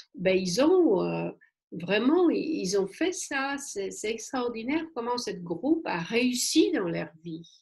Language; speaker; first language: French; non-native, fluent; Polish